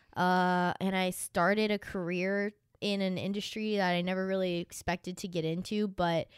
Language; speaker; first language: English; native; English